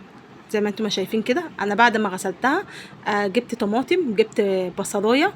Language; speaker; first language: Arabic; native; Arabic